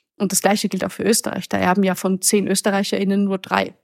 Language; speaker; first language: German; native; German